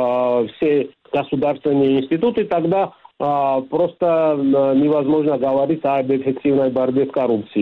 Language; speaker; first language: Russian; non-native, local second language; Georgian